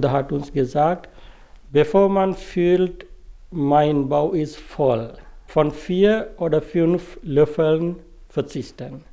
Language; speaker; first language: German; non-native, fluent; Sinhala